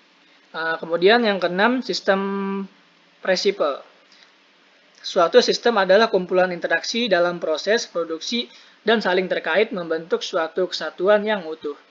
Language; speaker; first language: Indonesian; native; Indonesian